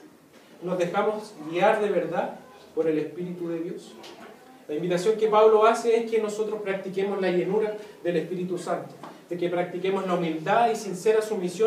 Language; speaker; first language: Spanish; native; Spanish